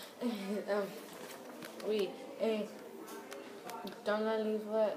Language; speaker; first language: French; non-native, learner; English